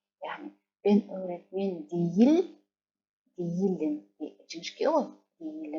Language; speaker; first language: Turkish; non-native, fluent; Kazakh